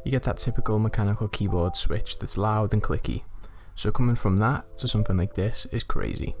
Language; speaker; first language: English; native; English